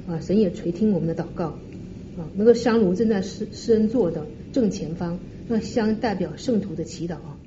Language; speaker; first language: Chinese; native; Chinese